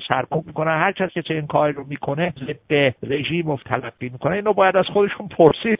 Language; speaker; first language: Persian; non-native, local second language; Azerbaijani